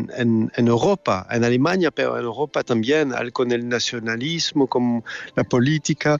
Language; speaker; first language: Spanish; non-native, fluent; French